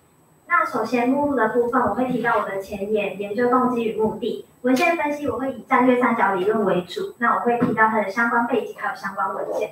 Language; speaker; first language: Chinese; native; Chinese